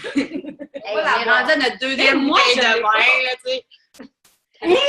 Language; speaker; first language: French; native; French